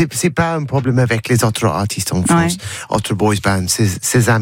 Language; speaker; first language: French; non-native, learner; English